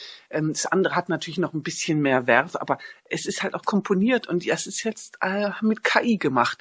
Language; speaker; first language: German; native; German